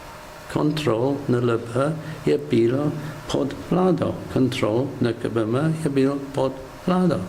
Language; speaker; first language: Slovenian; non-native, learner; English